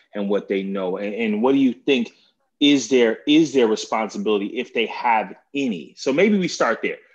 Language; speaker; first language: English; native; English